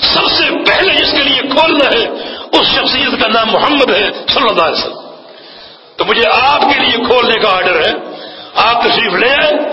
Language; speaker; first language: Urdu; native; Urdu